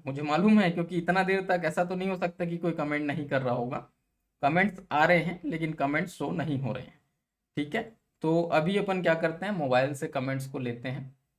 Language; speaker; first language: Hindi; native; Hindi